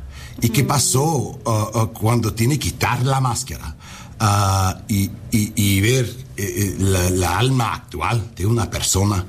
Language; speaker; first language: Spanish; non-native, learner; English